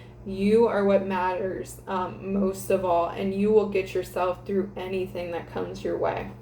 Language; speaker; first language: English; native; English